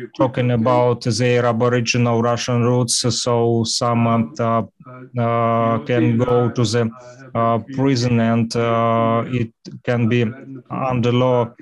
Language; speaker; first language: English; non-native, learner; Russian